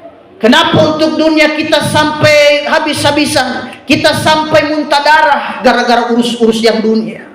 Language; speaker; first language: Indonesian; native; Indonesian